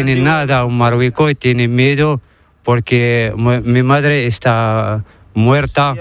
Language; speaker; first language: Spanish; non-native, learner; Arabic